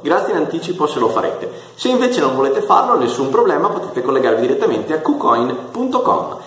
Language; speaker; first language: Italian; native; Italian